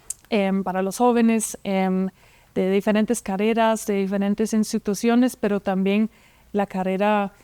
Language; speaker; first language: Spanish; non-native, fluent; German